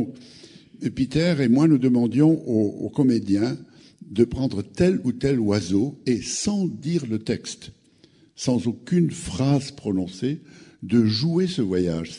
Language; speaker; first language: French; native; French